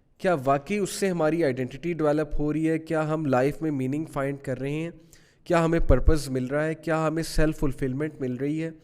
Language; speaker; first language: Urdu; native; Urdu